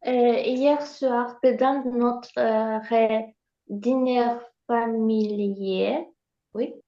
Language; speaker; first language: French; non-native, learner; Ukrainian